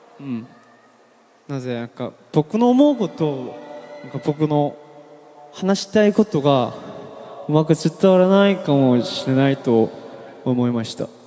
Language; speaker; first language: Japanese; non-native, learner; Korean